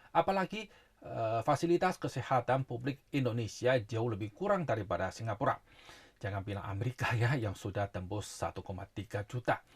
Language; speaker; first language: Indonesian; non-native, fluent; Chinese